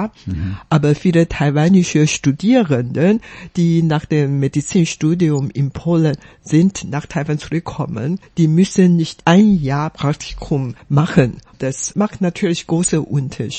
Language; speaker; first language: German; non-native, fluent; Chinese